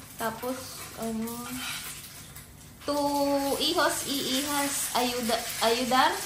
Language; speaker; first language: Spanish; non-native, learner; Filipino